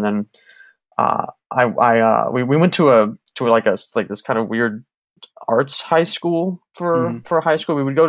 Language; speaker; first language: English; native; English